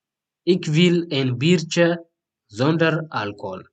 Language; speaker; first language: Dutch; non-native, fluent; Tigrinya